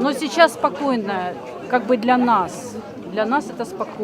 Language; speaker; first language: Russian; native; Russian